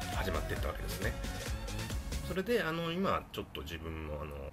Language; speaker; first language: Japanese; native; Japanese